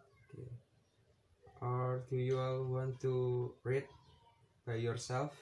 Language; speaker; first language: English; non-native, learner; Indonesian